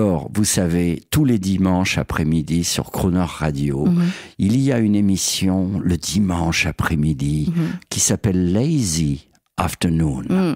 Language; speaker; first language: French; native; French